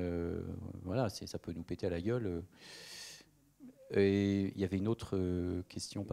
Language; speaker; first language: French; native; French